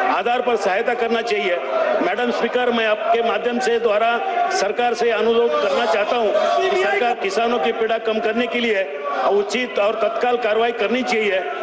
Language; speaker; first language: Hindi; non-native, local second language; Marathi